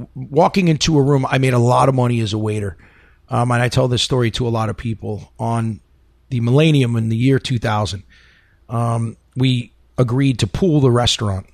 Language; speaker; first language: English; native; English